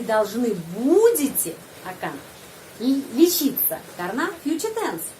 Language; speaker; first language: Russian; non-native, fluent; Indonesian